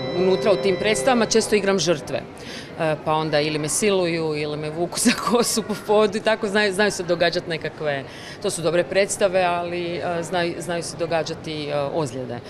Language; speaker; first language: Croatian; native; Croatian